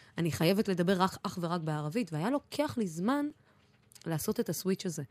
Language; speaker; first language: Hebrew; non-native, local second language; Arabic